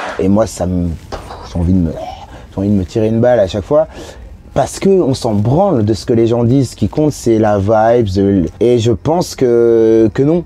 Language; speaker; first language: French; native; French